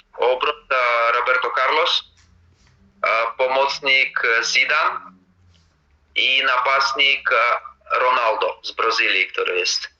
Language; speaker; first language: Polish; non-native, fluent; Latvian